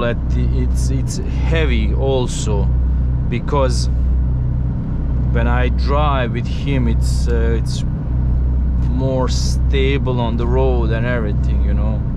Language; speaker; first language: English; non-native, learner; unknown